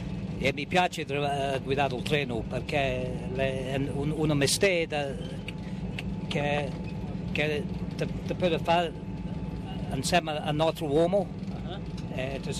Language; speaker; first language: Italian; early bilingual, heritage; Italian